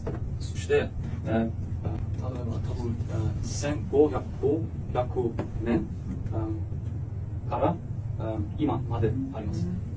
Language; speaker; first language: Japanese; non-native, learner; German